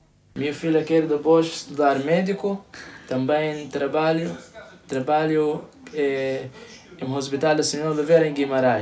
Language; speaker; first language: Portuguese; non-native, learner; Arabic